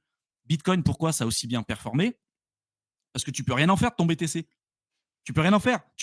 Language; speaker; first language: French; native; French